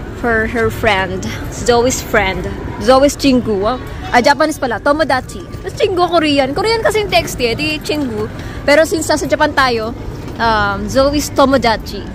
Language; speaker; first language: Filipino; native; Filipino